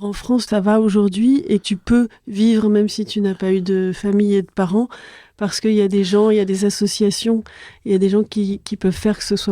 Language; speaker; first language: French; native; French